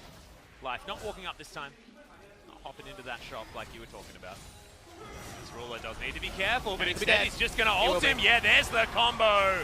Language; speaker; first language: English; native; English